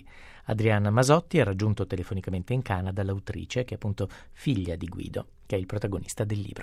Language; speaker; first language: Italian; native; Italian